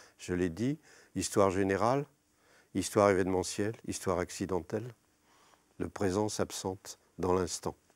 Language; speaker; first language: French; native; French